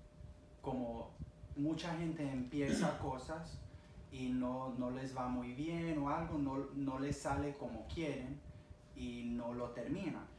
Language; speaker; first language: Spanish; early bilingual, other home language; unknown